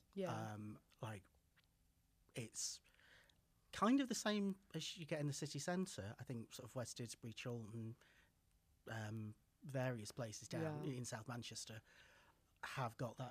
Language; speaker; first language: English; native; English